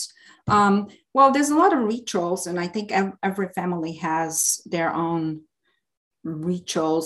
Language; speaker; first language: English; non-native, fluent; Bulgarian